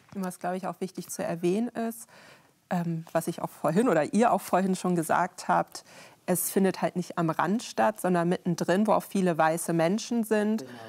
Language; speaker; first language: German; native; German